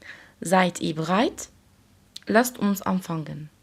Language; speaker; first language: German; non-native, fluent; Arabic